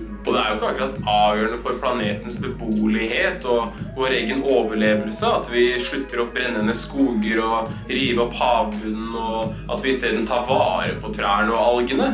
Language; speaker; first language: Norwegian; native; Norwegian